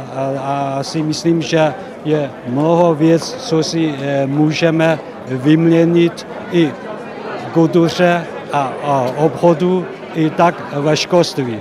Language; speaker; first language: Slovak; non-native, learner; Chinese